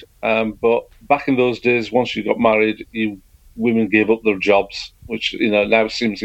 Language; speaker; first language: English; native; English